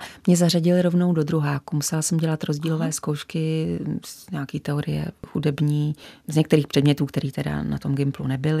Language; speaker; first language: Czech; native; Czech